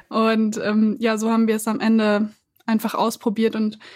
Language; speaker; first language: German; native; German